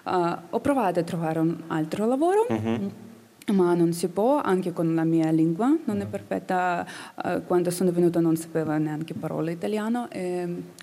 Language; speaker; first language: Italian; non-native, learner; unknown